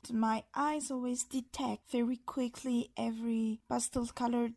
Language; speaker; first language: English; non-native, fluent; Malagasy